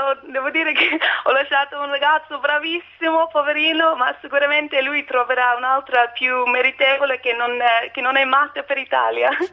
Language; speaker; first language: Italian; non-native, learner; English